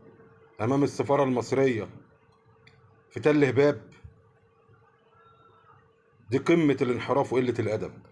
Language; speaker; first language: Arabic; native; Arabic